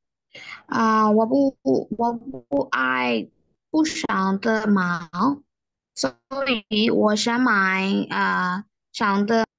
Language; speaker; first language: Chinese; non-native, learner; Thai